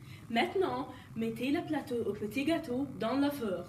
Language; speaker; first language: French; non-native, learner; English